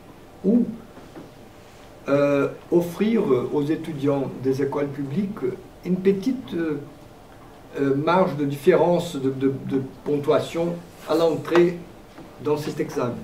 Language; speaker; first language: French; non-native, fluent; Portuguese